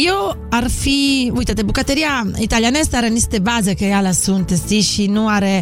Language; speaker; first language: Romanian; non-native, fluent; Italian